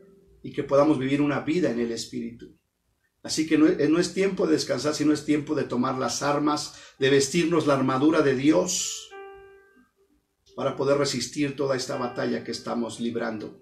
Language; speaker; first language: Spanish; native; Spanish